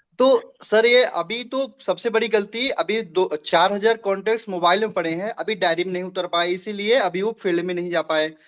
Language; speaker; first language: Hindi; native; Hindi